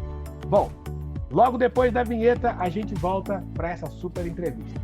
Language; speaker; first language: Portuguese; native; Portuguese